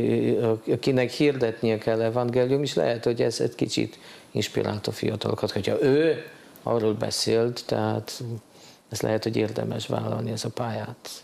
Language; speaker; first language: Hungarian; non-native, fluent; Polish